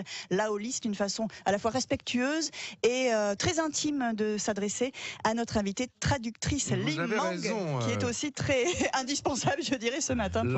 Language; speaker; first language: French; native; French